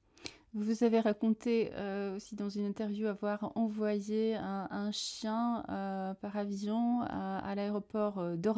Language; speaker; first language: French; non-native, fluent; Czech